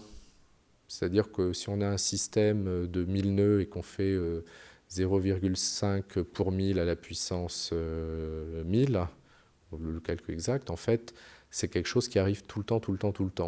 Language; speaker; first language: French; native; French